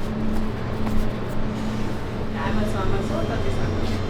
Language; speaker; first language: German; non-native, learner; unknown